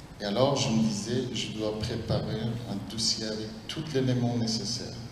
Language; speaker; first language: French; non-native, fluent; Persian